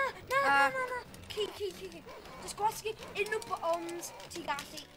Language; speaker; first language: Welsh; non-native, local second language; English